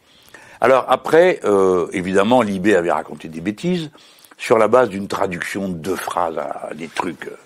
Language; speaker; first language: French; native; French